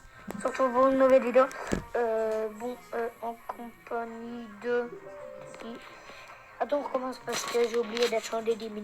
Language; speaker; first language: French; native; French